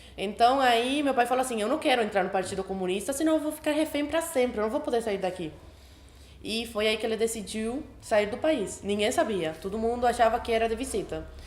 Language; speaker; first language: Portuguese; early bilingual, other home language; Spanish